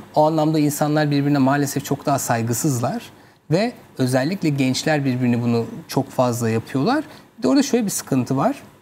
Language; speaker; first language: Turkish; native; Turkish